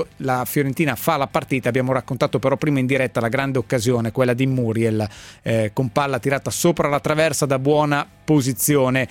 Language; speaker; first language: Italian; native; Italian